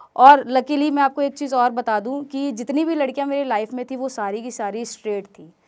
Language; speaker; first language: Hindi; native; Hindi